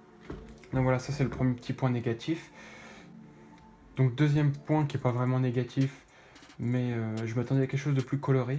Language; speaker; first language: French; native; French